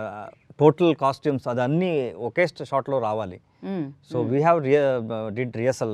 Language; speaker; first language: Telugu; non-native, learner; Kannada